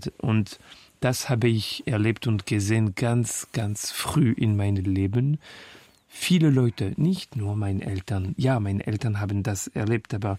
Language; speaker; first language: German; non-native, fluent; French